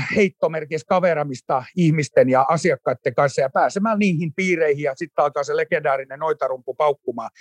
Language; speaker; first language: Finnish; native; Finnish